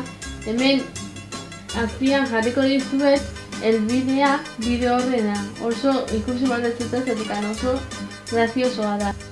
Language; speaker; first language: Basque; non-native, local second language; Spanish